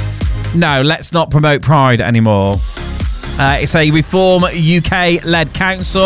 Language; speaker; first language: English; native; English